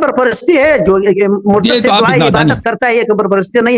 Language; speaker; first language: Hindi; non-native, learner; Pashto